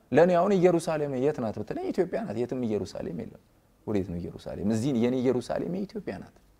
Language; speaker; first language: Amharic; native; Amharic